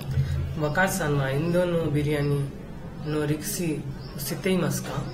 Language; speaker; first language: Japanese; non-native, learner; Nepali